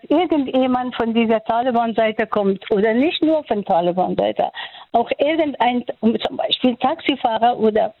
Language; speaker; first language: German; non-native, fluent; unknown